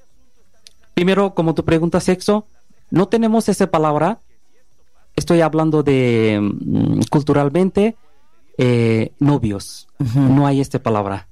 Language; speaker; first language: Spanish; non-native, learner; Bangla